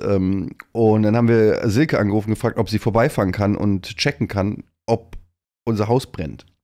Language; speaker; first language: German; native; German